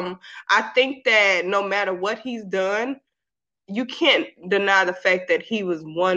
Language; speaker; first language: English; native; English